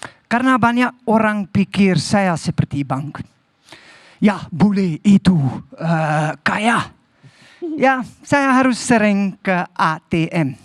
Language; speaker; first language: Indonesian; non-native, learner; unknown